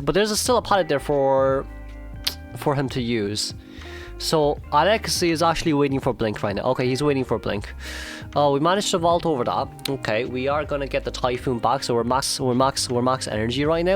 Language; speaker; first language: English; non-native, fluent; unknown